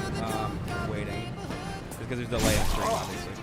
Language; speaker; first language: English; native; English